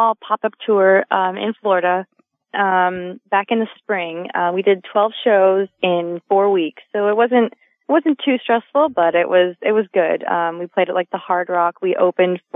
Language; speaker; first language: English; native; English